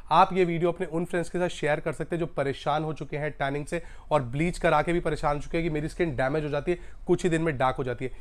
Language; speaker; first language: Hindi; native; Hindi